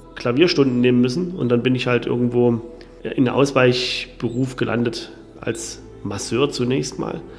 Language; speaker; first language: German; native; German